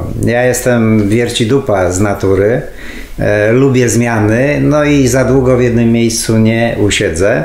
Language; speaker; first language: Polish; native; Polish